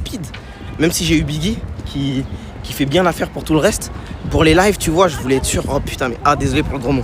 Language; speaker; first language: French; native; French